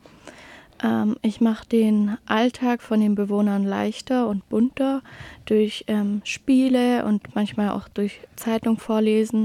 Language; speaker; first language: German; native; German